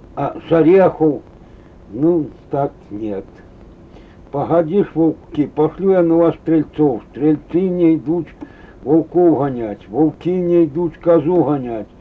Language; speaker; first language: Russian; native; Russian